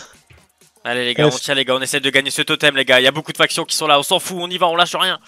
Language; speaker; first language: French; native; French